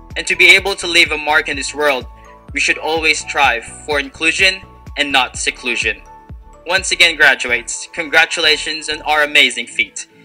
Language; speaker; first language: English; non-native, local second language; Filipino